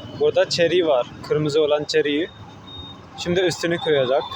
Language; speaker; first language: Turkish; non-native, fluent; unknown